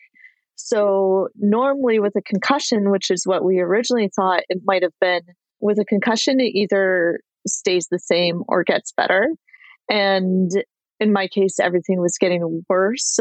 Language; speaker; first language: English; native; English